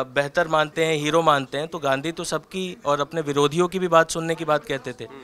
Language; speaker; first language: Hindi; native; Hindi